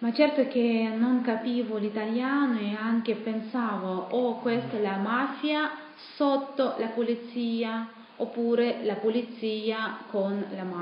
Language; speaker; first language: Italian; non-native, fluent; Russian